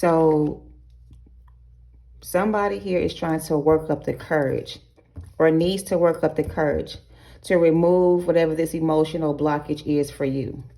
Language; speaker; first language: English; native; English